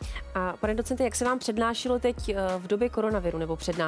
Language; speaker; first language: Czech; native; Czech